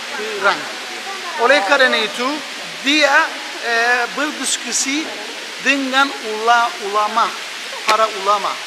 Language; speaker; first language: Indonesian; non-native, learner; Turkish